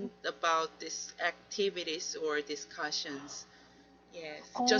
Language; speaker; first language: English; non-native, learner; Korean